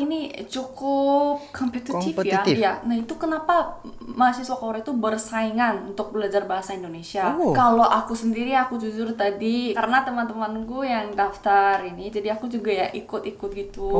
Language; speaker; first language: Indonesian; non-native, fluent; Korean